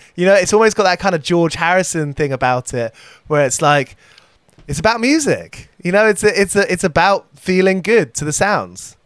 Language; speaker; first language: English; native; English